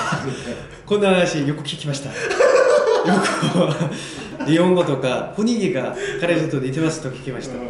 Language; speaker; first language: Japanese; non-native, learner; Korean